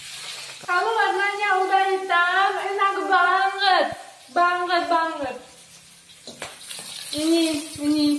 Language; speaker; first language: Indonesian; non-native, learner; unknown